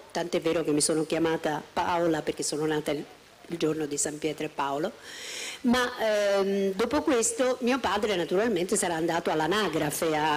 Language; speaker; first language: Italian; native; Italian